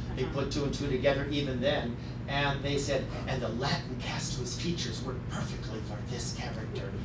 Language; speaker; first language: English; native; English